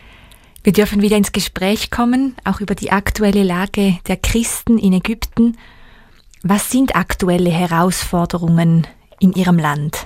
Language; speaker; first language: German; native; German